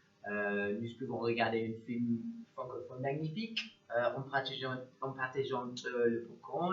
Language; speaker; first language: French; non-native, learner; English